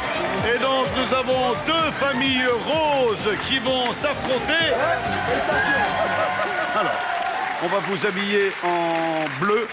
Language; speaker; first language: French; native; French